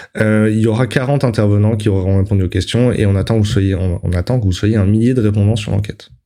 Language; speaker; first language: French; native; French